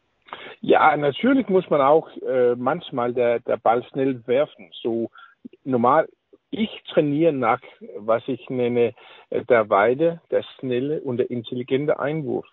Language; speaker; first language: German; non-native, learner; Danish